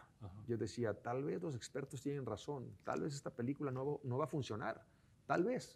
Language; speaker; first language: Spanish; native; Spanish